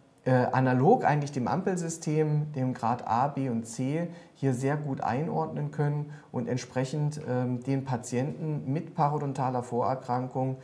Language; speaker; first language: German; native; German